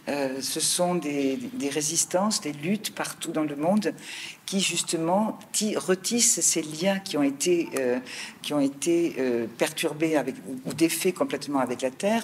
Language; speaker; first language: French; native; French